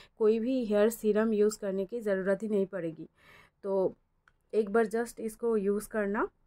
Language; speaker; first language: Hindi; non-native, local second language; Bangla